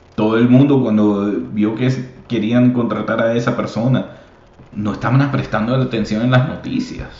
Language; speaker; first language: Spanish; native; Spanish